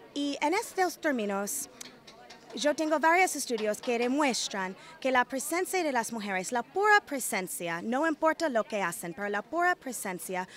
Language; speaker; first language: Spanish; non-native, fluent; English